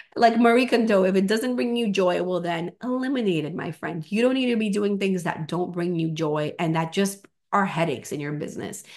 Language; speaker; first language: English; non-native, fluent; Spanish